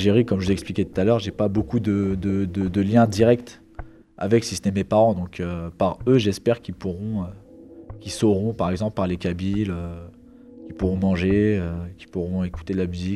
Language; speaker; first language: French; early bilingual, other home language; Kabyle